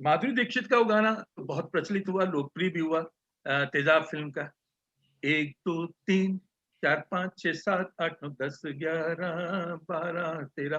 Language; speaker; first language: Hindi; native; Hindi